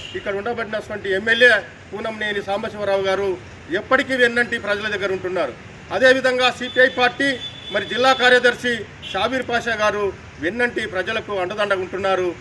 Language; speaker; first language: Telugu; native; Telugu